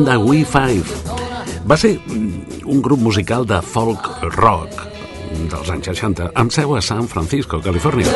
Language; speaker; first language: Catalan; native; Catalan